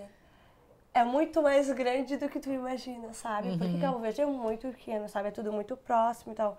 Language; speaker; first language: Portuguese; non-native, local second language; Kabuverdianu